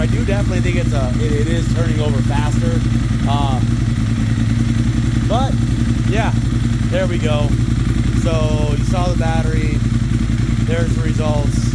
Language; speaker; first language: English; native; English